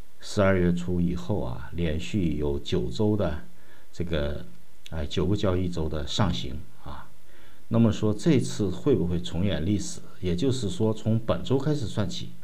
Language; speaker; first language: Chinese; native; Chinese